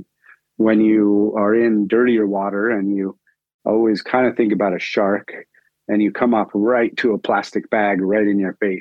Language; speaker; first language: English; native; English